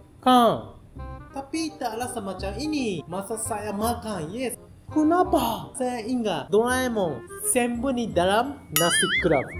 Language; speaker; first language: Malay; non-native, learner; Japanese